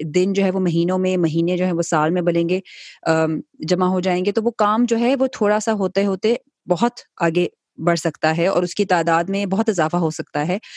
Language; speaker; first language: Urdu; native; Urdu